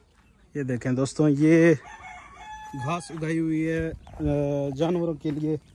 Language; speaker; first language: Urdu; non-native, local second language; Saraiki